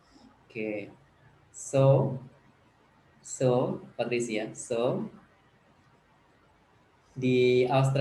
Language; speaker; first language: English; non-native, learner; Indonesian